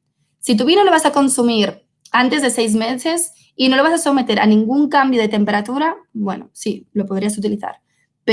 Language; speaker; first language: Spanish; native; Spanish